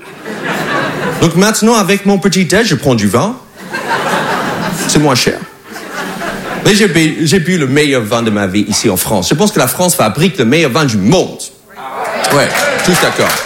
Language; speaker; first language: French; non-native, fluent; English